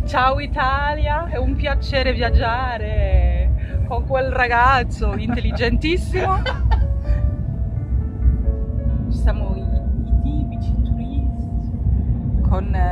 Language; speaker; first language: Italian; non-native, learner; French